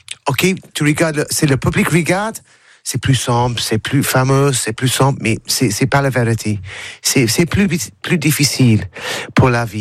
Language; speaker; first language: French; non-native, learner; English